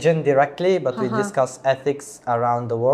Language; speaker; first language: English; non-native, fluent; Italian